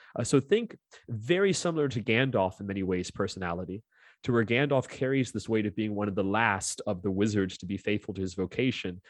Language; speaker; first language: English; native; English